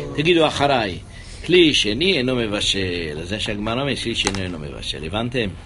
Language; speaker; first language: Hebrew; native; Hebrew